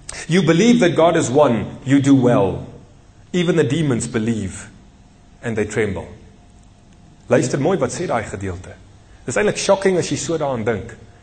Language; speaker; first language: English; non-native, local second language; Afrikaans